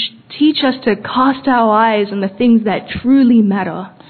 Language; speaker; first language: English; early bilingual, other home language; Chinese